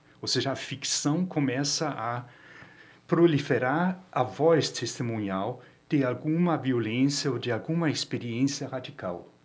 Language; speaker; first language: Portuguese; non-native, fluent; Danish